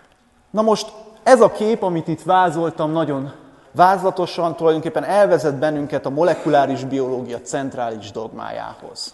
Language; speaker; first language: Hungarian; native; Hungarian